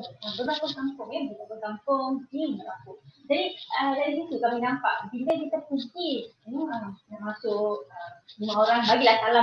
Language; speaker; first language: Malay; native; Malay